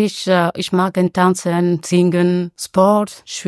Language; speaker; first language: German; non-native, learner; French